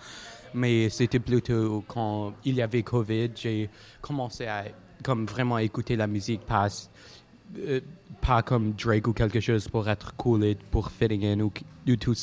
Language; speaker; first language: French; non-native, local second language; English